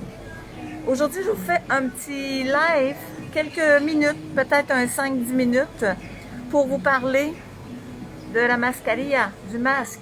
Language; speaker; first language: French; native; French